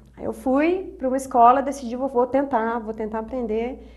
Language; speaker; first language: Portuguese; native; Portuguese